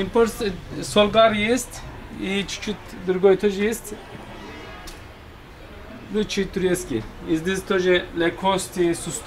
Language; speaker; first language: Russian; non-native, learner; Turkish